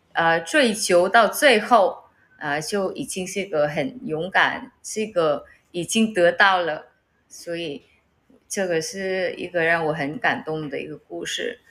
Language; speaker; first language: Chinese; non-native, learner; Vietnamese